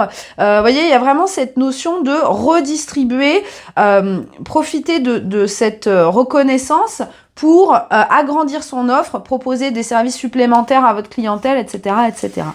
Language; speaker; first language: French; native; French